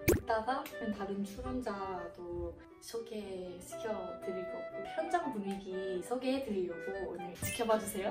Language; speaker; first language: Korean; non-native, fluent; Thai